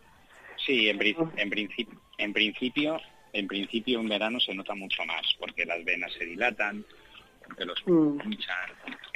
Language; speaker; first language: Spanish; native; Spanish